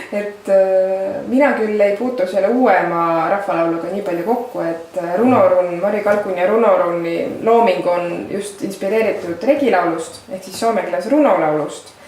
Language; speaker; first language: Estonian; native; Estonian